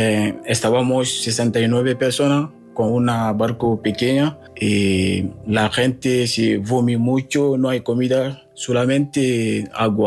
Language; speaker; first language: Spanish; non-native, learner; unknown